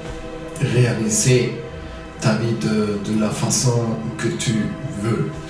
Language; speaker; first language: French; non-native, fluent; German